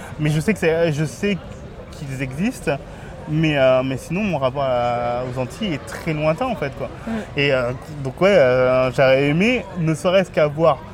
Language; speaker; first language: French; native; French